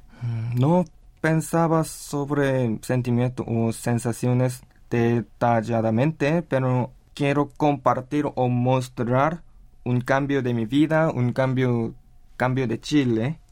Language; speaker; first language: Spanish; non-native, learner; Korean